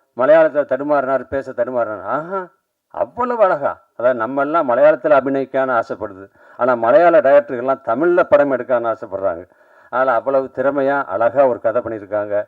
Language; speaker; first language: Tamil; native; Tamil